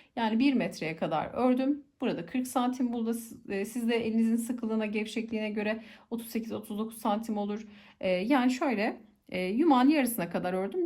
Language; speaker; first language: Turkish; native; Turkish